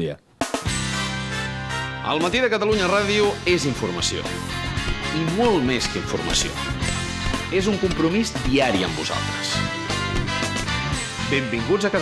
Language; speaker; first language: Catalan; native; Catalan